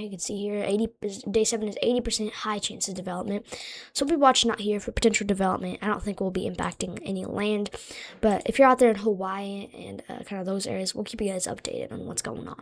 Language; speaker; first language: English; native; English